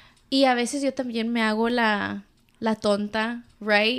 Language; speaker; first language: Spanish; native; Spanish